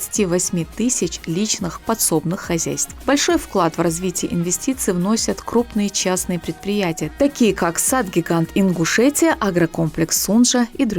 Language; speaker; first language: Russian; native; Russian